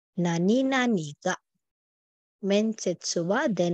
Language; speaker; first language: Japanese; non-native, fluent; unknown